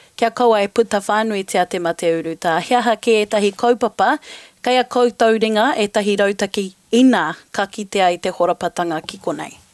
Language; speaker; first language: Māori; native; Māori